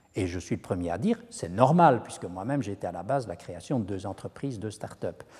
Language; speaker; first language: French; native; French